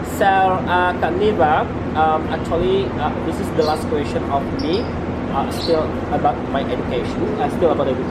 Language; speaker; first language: English; non-native, fluent; Indonesian